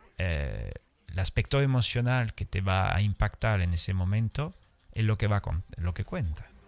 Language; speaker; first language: Spanish; non-native, fluent; French